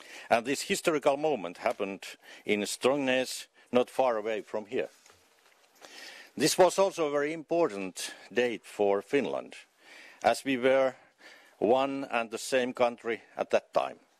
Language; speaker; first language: English; non-native, fluent; Finnish